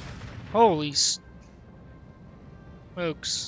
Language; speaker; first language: English; native; English